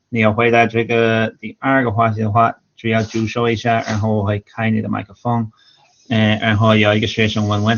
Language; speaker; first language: Chinese; non-native, fluent; English